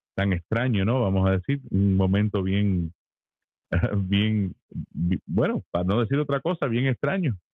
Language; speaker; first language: Spanish; early bilingual, heritage; Spanish